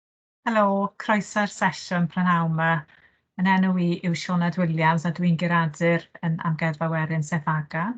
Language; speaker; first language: Welsh; native; Welsh